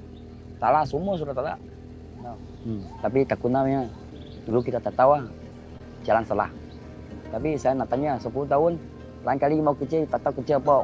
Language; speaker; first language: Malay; non-native, local second language; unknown